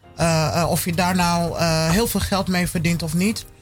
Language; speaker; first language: Dutch; early bilingual, other home language; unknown